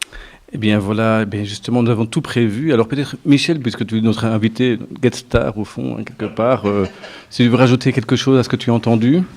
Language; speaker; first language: French; native; French